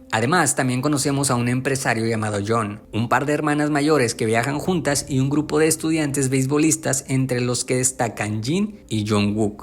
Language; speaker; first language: Spanish; native; Spanish